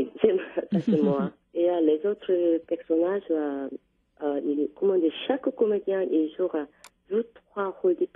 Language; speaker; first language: French; non-native, learner; Korean